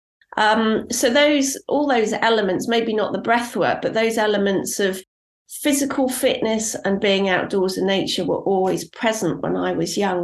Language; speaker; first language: English; native; English